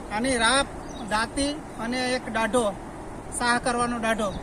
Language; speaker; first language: Gujarati; native; Gujarati